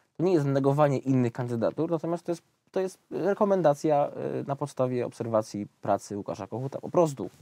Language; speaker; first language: Polish; native; Polish